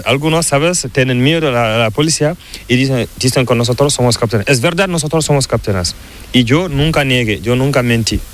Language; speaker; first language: Spanish; non-native, learner; Fula